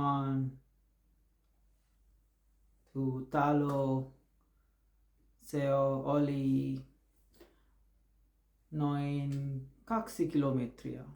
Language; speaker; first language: Finnish; non-native, learner; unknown